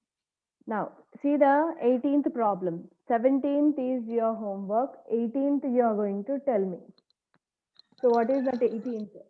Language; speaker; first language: English; non-native, local second language; Telugu